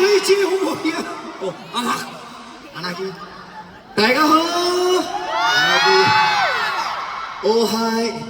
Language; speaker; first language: Chinese; non-native, learner; Korean